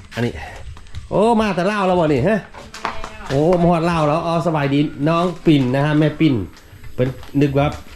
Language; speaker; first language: Thai; non-native, local second language; Lao